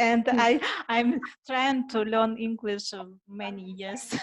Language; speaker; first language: English; non-native, learner; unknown